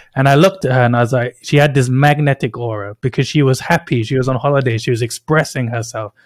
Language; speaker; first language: English; native; English